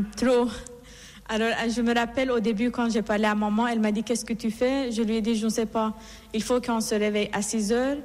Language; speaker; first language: French; non-native, fluent; Persian